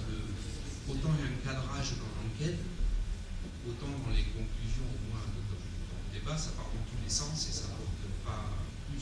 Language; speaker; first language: French; native; French